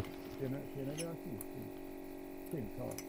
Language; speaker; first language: Spanish; non-native, learner; Slovenian